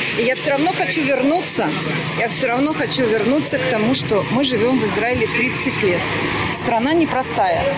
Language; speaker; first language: Russian; native; Russian